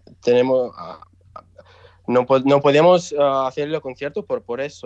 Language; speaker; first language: Spanish; non-native, local second language; Italian